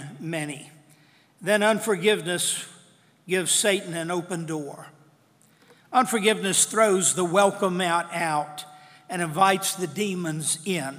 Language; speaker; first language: English; native; English